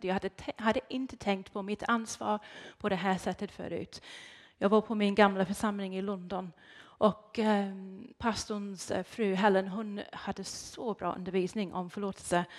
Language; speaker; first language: Swedish; non-native, fluent; English